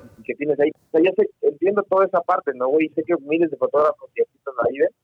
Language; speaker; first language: Spanish; native; Spanish